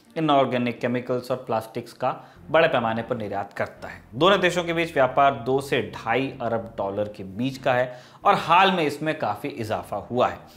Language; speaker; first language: Hindi; native; Hindi